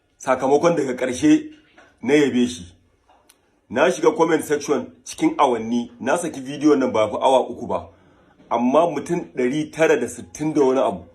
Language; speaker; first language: Hausa; non-native, local second language; Kanuri